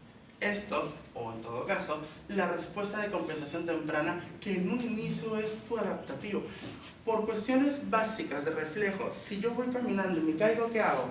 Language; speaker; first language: Spanish; native; Spanish